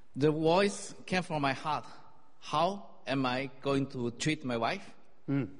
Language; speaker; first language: English; non-native, fluent; Chinese